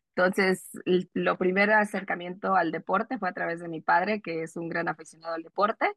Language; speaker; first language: Spanish; early bilingual, heritage; Spanish